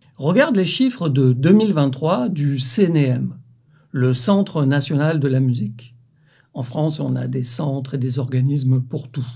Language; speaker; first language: French; native; French